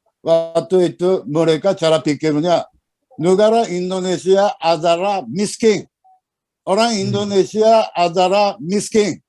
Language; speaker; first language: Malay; non-native, learner; Japanese